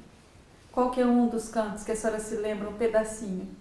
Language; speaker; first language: Portuguese; native; Portuguese